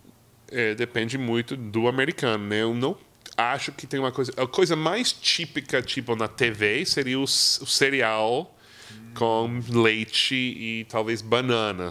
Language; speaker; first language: Portuguese; non-native, fluent; English